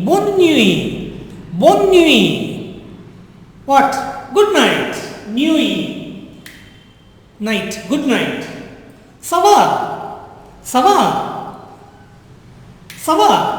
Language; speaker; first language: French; non-native, fluent; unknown